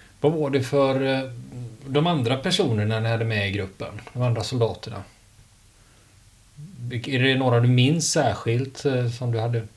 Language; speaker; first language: Swedish; native; Swedish